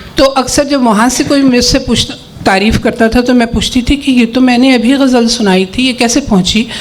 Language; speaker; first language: Urdu; native; Urdu